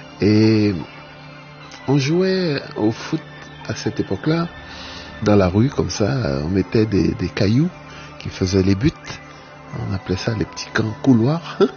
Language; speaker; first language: French; native; French